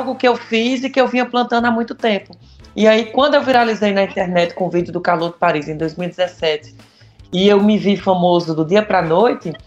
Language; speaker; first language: Portuguese; native; Portuguese